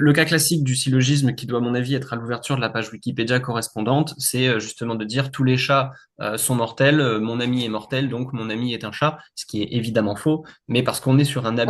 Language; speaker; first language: French; native; French